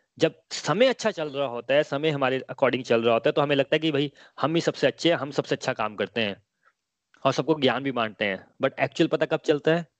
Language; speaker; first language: Hindi; native; Hindi